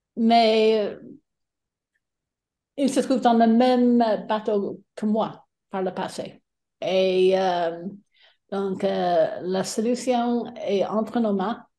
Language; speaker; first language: French; non-native, fluent; English